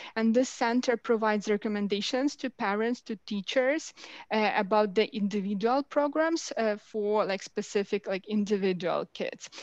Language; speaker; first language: English; non-native, fluent; Ukrainian